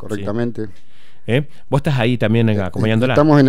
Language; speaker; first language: Spanish; native; Spanish